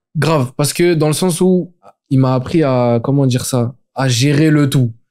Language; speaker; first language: French; native; French